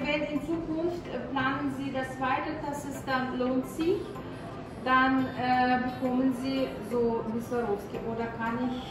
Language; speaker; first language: German; non-native, fluent; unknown